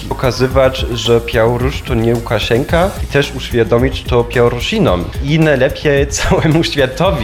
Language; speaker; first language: Polish; non-native, fluent; German